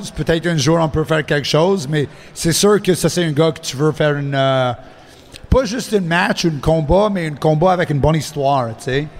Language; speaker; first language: French; non-native, fluent; English